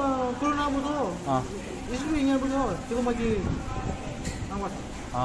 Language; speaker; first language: Korean; non-native, local second language; Vietnamese